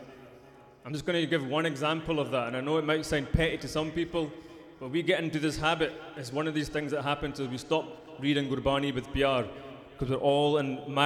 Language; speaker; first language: English; native; English